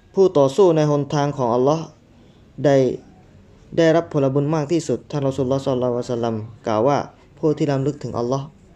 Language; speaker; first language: Thai; non-native, local second language; Malay